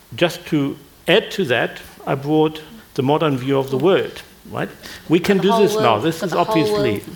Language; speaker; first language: English; non-native, fluent; German